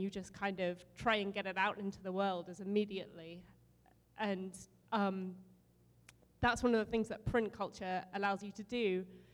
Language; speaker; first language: English; native; English